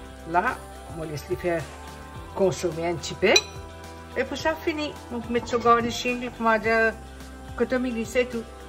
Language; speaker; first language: French; non-native, local second language; Morisyen